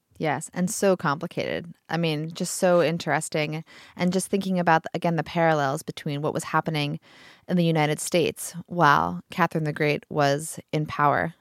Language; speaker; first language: English; native; English